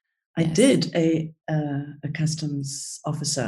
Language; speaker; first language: English; early bilingual, other home language; Greek